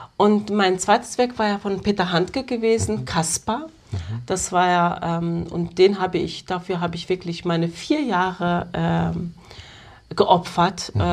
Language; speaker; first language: German; early bilingual, other home language; Kurdish